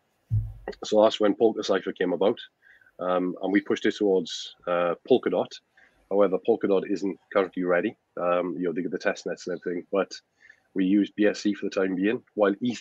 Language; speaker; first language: English; native; English